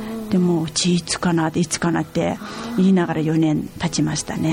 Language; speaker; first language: Japanese; non-native, fluent; Mongolian